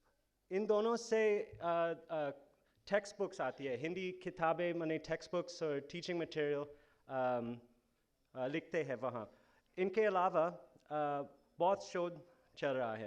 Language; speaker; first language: Hindi; non-native, fluent; English